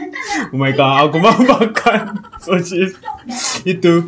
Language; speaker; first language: Indonesian; non-native, learner; Korean